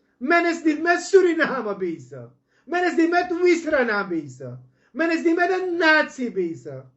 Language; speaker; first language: Dutch; native; Dutch